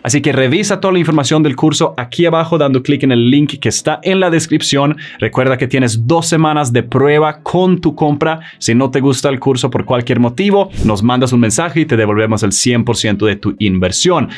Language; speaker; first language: Spanish; native; Spanish